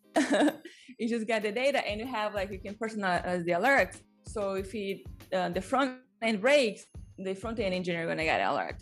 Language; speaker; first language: English; non-native, fluent; Portuguese